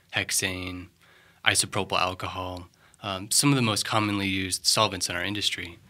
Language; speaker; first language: English; native; English